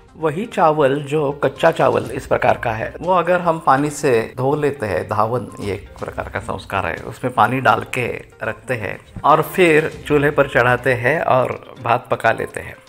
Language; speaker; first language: Hindi; non-native, local second language; Marathi